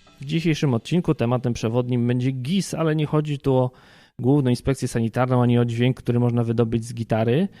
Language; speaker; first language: Polish; native; Polish